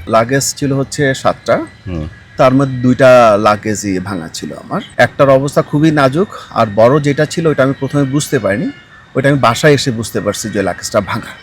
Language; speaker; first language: Bangla; native; Bangla